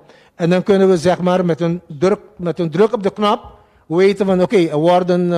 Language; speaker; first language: Dutch; non-native, local second language; Papiamento